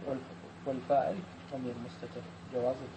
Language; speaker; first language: Arabic; native; Arabic